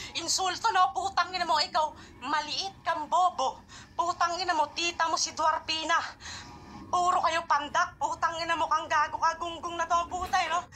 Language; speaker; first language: Filipino; non-native, local second language; Hiligaynon